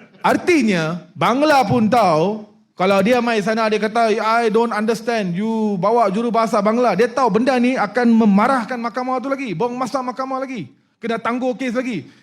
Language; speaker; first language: Malay; non-native, local second language; Punjabi